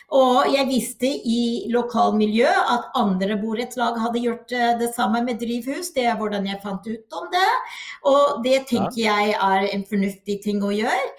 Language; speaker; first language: Norwegian; non-native, fluent; English